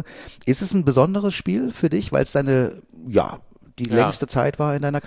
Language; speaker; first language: German; native; German